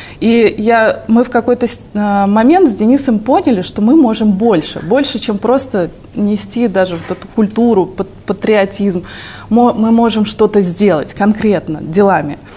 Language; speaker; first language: Russian; native; Russian